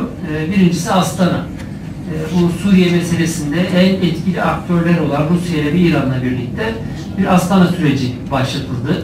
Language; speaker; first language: Turkish; native; Turkish